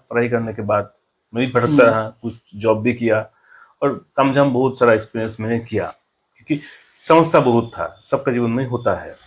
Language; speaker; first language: Hindi; non-native, local second language; Bangla